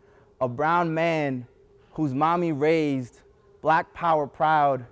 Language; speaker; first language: English; early bilingual, other home language; Spanish